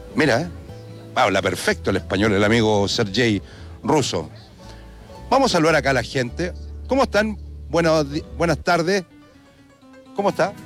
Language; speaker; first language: Spanish; native; Spanish